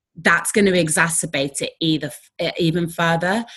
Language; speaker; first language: English; native; English